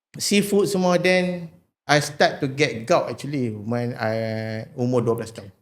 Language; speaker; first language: Malay; native; Malay